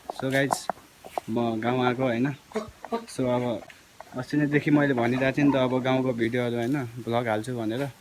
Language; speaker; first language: Nepali; non-native, local second language; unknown